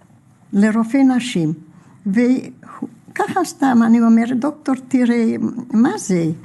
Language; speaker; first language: Hebrew; non-native, fluent; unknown